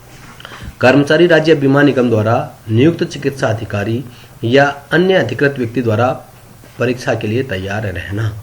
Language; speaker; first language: Hindi; native; Hindi